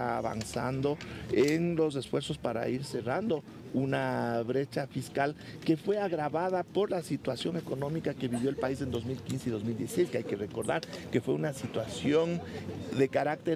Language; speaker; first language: Spanish; native; Spanish